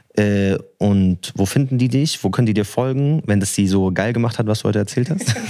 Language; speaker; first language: German; early bilingual, other home language; Arabic